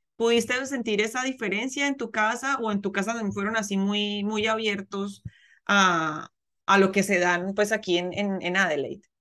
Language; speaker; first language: Spanish; native; Spanish